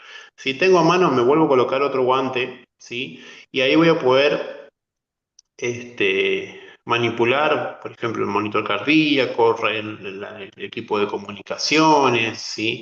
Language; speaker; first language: Spanish; native; Spanish